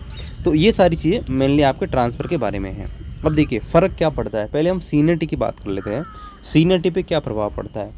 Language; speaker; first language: Hindi; native; Hindi